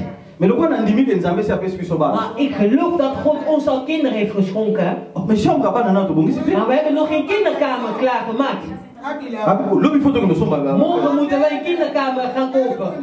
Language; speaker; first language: Dutch; early bilingual, other home language; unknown